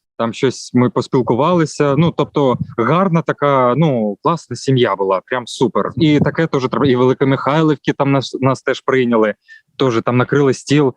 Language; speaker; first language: Ukrainian; non-native, local second language; Russian